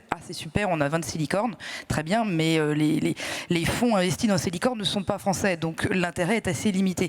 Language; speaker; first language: French; native; French